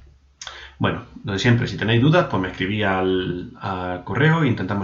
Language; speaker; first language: Spanish; native; Spanish